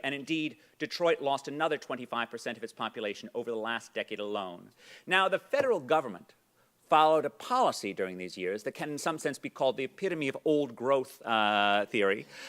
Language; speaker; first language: English; native; English